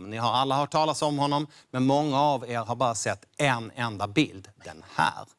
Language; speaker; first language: Swedish; native; Swedish